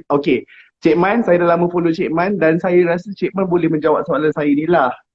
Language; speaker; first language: Malay; native; Malay